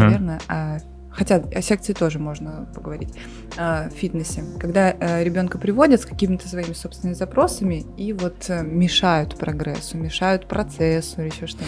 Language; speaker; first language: Russian; native; Russian